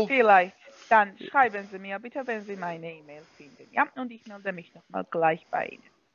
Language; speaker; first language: German; non-native, fluent; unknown